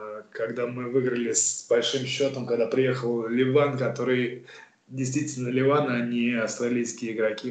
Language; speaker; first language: Russian; native; Russian